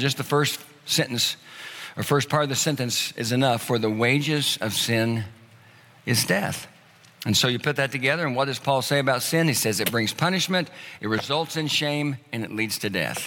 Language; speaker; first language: English; native; English